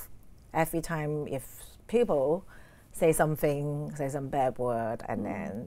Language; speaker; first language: English; non-native, learner; Cantonese